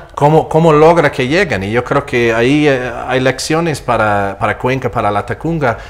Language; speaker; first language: Spanish; non-native, fluent; English